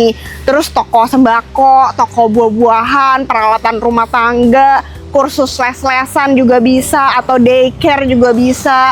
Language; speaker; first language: Indonesian; native; Indonesian